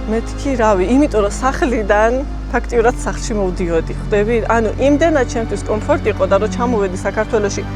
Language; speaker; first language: Georgian; early bilingual, other home language; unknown